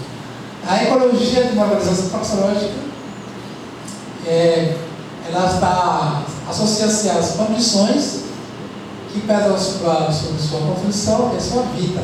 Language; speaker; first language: Portuguese; non-native, fluent; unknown